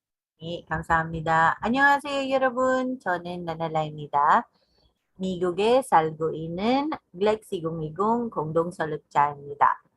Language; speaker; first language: Korean; non-native, learner; English